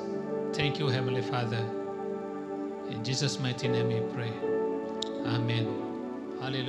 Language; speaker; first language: English; non-native, local second language; Malay